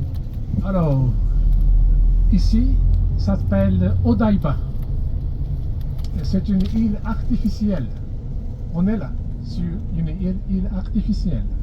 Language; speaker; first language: French; non-native, fluent; Japanese